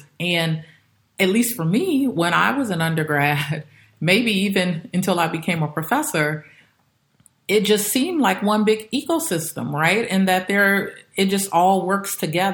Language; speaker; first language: English; native; English